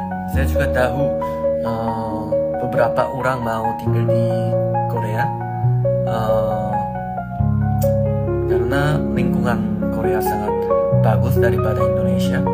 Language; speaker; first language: Indonesian; non-native, learner; Korean